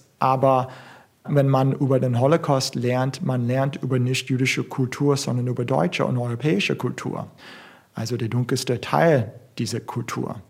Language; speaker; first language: German; non-native, fluent; English